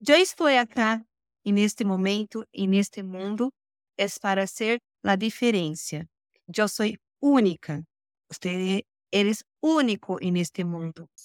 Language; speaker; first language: Spanish; non-native, learner; Portuguese